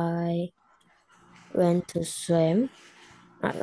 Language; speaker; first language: English; non-native, learner; Korean